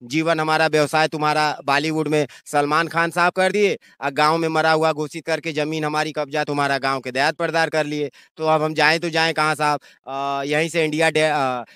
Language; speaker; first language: Hindi; native; Hindi